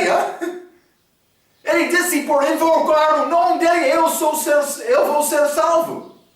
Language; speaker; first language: Portuguese; non-native, learner; English